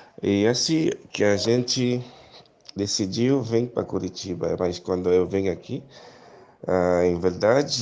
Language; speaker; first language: Portuguese; non-native, learner; Haitian Creole